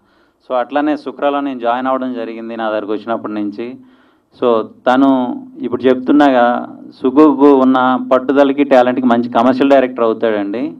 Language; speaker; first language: Telugu; native; Telugu